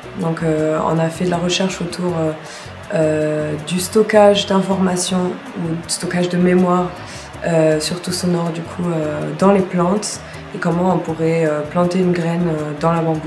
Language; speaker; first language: French; non-native, fluent; German